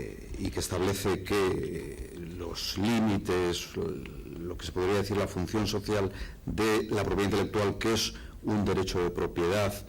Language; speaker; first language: Spanish; native; Spanish